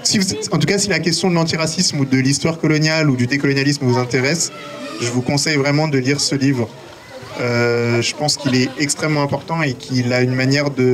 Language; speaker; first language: French; native; French